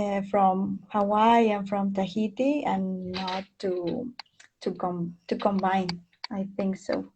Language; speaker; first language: English; non-native, fluent; Spanish